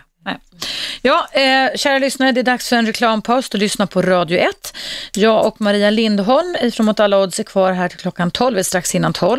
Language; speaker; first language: Swedish; native; Swedish